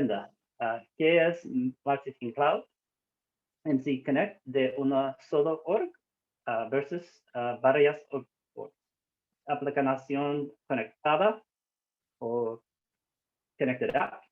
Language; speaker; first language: Spanish; non-native, learner; English